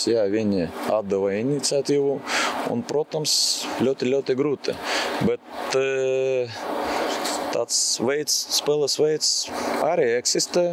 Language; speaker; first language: Latvian; non-native, local second language; Russian